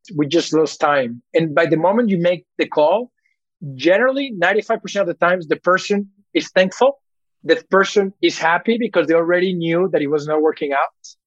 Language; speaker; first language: English; early bilingual, other home language; Spanish